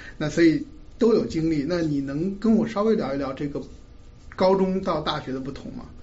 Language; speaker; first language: Chinese; native; Chinese